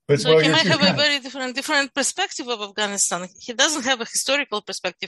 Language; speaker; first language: English; non-native, fluent; Russian